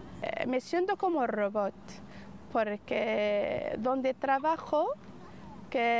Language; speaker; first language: Spanish; non-native, fluent; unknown